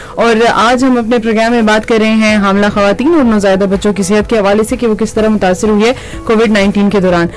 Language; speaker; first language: Urdu; non-native, local second language; Pashto